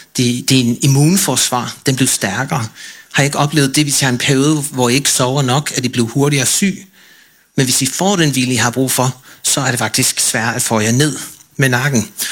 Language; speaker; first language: Danish; non-native, fluent; English